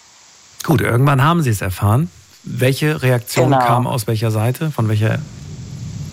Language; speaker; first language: German; native; German